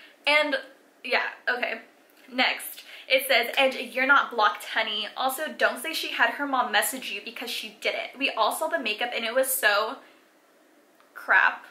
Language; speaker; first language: English; early bilingual, other home language; Spanish